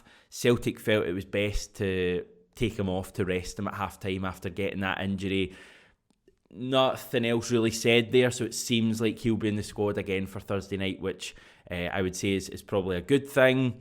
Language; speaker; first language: English; native; English